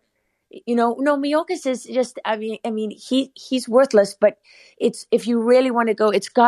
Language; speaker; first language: English; native; English